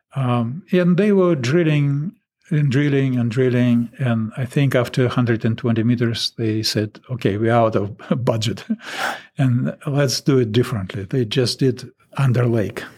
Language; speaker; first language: English; non-native, fluent; Russian